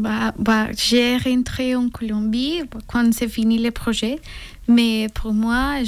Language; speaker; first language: French; non-native, learner; Spanish